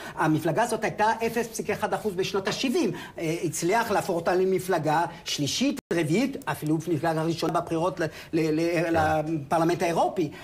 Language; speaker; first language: Hebrew; non-native, fluent; French